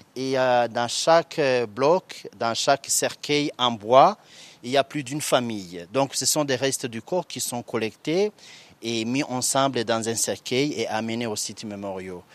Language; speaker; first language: French; non-native, local second language; Kinyarwanda